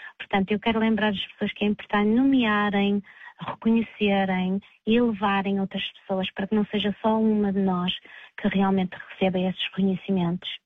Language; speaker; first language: Portuguese; early bilingual, heritage; Portuguese